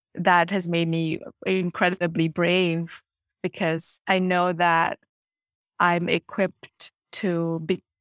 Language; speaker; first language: English; non-native, local second language; Ganda